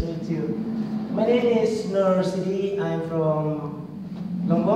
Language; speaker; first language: English; non-native, learner; Indonesian